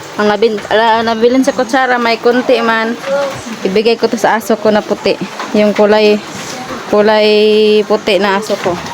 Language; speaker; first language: Filipino; non-native, local second language; Cebuano